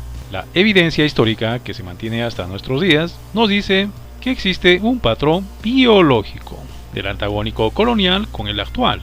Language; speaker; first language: Spanish; native; Spanish